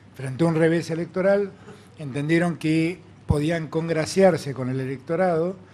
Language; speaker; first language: Spanish; native; Spanish